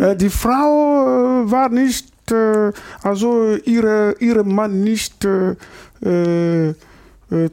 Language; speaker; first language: German; non-native, fluent; Lingala